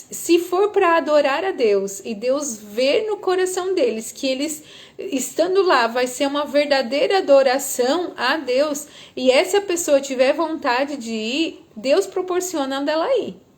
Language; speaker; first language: Portuguese; native; Portuguese